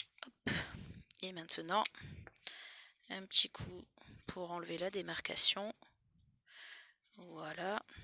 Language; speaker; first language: French; native; French